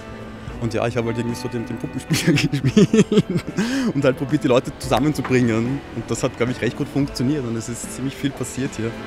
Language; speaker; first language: German; native; German